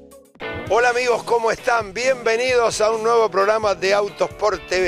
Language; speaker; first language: Spanish; native; Spanish